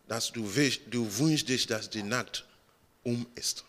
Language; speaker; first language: German; non-native, learner; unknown